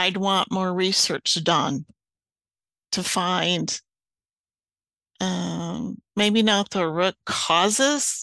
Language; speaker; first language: English; native; English